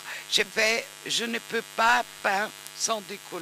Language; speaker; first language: French; non-native, fluent; German